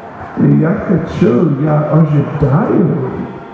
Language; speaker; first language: Russian; non-native, learner; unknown